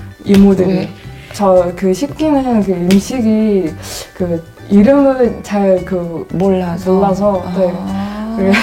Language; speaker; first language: Korean; non-native, fluent; Mongolian